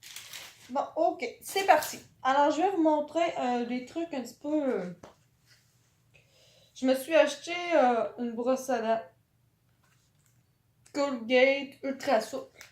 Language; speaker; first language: French; native; French